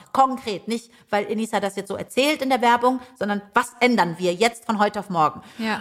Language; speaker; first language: German; early bilingual, other home language; Persian